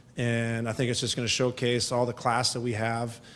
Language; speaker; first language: English; native; English